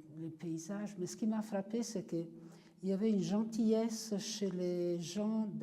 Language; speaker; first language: French; non-native, fluent; Italian